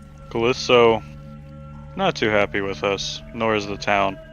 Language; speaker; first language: English; native; English